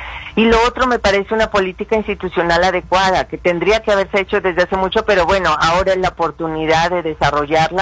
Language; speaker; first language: Spanish; native; Spanish